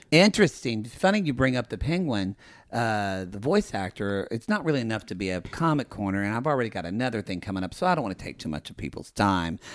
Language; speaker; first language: English; native; English